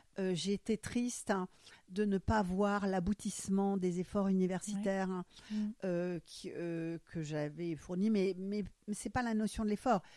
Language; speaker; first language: French; non-native, fluent; German